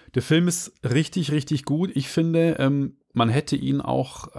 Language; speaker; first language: German; native; German